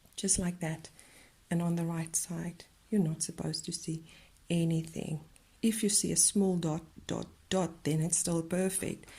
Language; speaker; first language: English; non-native, local second language; Afrikaans